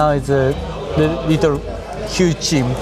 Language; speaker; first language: English; non-native, learner; Japanese